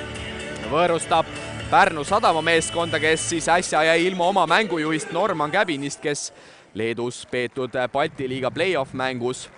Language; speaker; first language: Estonian; native; Estonian